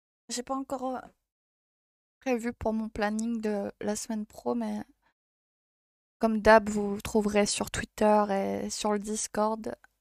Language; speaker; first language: French; native; French